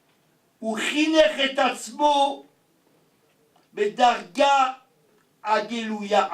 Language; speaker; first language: Hebrew; non-native, fluent; Yiddish